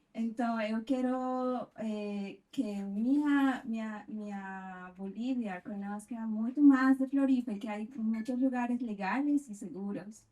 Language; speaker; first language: Portuguese; non-native, fluent; Spanish